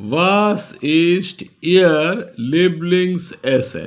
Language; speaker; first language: German; non-native, learner; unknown